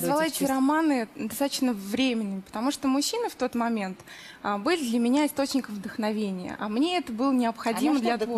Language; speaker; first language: Russian; native; Russian